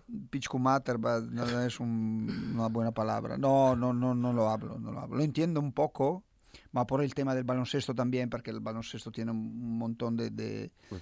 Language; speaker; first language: Spanish; non-native, fluent; Italian